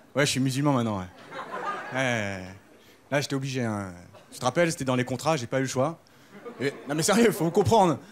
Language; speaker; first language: French; early bilingual, other home language; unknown